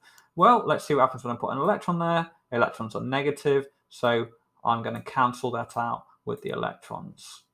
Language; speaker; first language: English; native; English